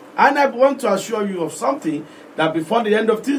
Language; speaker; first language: English; non-native, local second language; Yoruba